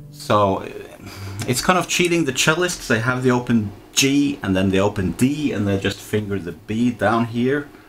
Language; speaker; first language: English; non-native, fluent; Norwegian